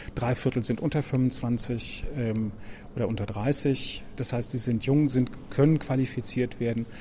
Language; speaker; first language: German; native; German